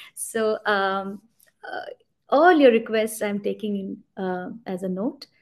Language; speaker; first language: English; non-native, local second language; Bangla